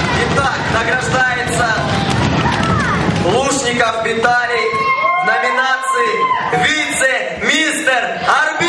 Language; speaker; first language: Russian; native; Russian